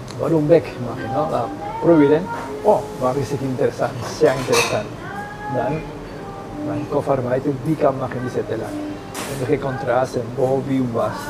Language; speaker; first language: German; non-native, learner; Spanish